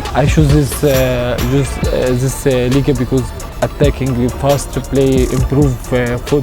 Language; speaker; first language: English; non-native, learner; Arabic